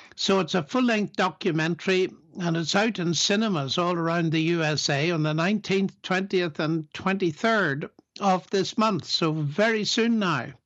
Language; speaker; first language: English; native; English